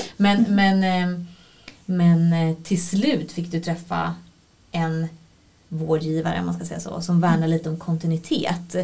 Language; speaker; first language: Swedish; native; Swedish